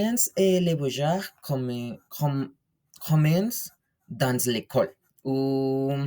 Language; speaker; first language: French; non-native, learner; Spanish